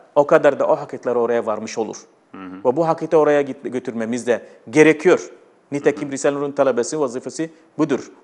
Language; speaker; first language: Turkish; non-native, fluent; Arabic